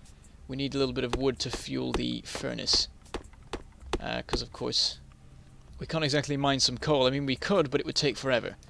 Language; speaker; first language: English; native; English